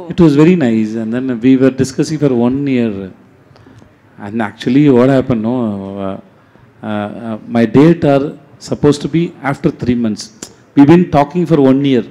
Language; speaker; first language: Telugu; non-native, local second language; Tamil